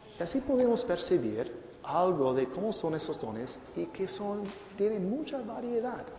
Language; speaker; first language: Spanish; non-native, fluent; English